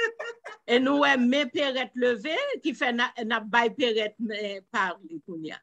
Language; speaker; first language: French; non-native, local second language; Haitian Creole